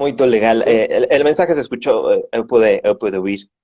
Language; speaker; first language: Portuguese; non-native, learner; Spanish